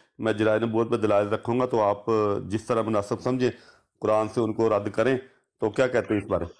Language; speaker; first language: Urdu; non-native, local second language; Punjabi